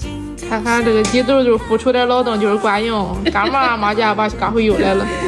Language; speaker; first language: Chinese; native; Chinese